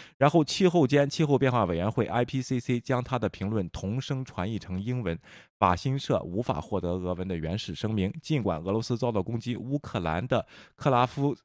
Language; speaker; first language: Chinese; native; Chinese